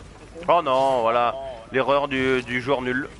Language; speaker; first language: French; native; French